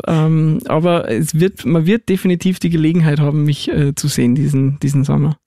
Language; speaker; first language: German; native; German